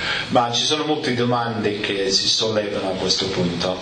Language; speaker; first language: Italian; native; Italian